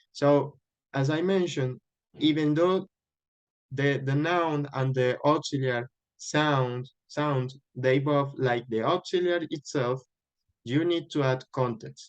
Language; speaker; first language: English; non-native, fluent; Spanish